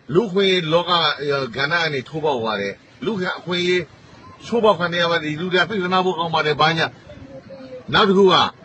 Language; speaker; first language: Burmese; native; Burmese